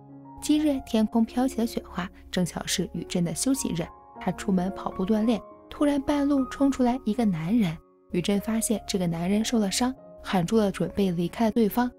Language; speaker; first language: Chinese; native; Chinese